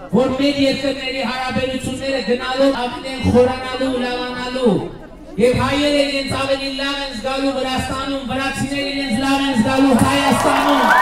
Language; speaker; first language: Armenian; native; Armenian